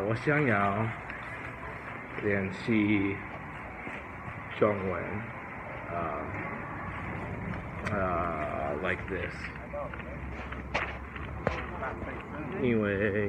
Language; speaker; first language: Chinese; non-native, learner; English